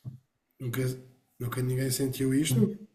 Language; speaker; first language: Portuguese; native; Portuguese